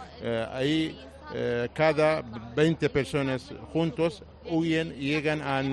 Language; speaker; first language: Spanish; non-native, fluent; Arabic